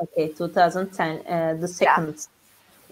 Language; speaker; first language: English; non-native, learner; Turkish